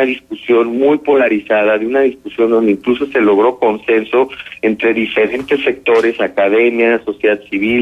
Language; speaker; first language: Spanish; native; Spanish